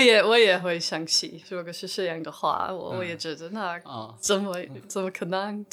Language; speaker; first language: Chinese; non-native, learner; English